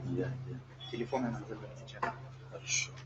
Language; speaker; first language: Russian; native; Russian